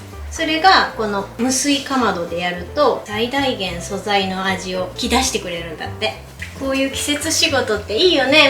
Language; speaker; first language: Japanese; native; Japanese